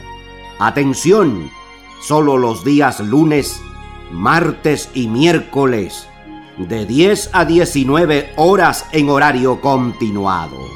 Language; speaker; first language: Spanish; native; Spanish